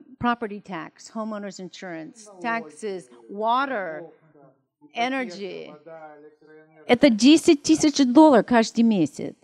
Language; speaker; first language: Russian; non-native, learner; English